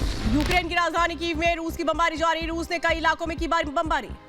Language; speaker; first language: Hindi; native; Hindi